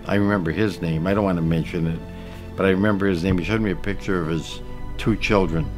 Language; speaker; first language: English; native; English